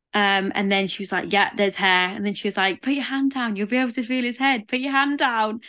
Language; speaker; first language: English; native; English